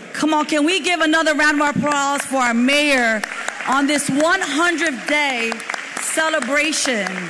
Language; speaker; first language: English; native; English